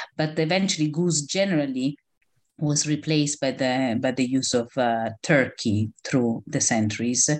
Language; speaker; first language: English; non-native, fluent; Italian